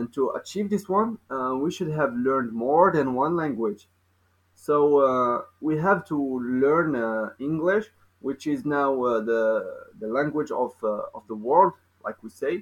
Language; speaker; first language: English; non-native, fluent; Arabic